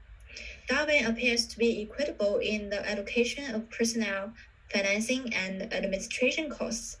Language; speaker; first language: English; non-native, fluent; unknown